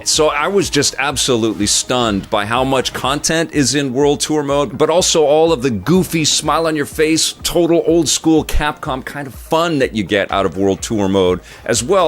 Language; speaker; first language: English; native; English